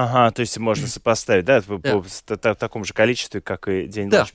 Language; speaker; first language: Russian; native; Russian